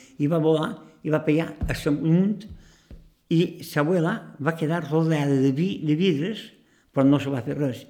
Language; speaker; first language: Catalan; native; Catalan